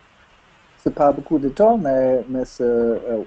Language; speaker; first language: French; non-native, learner; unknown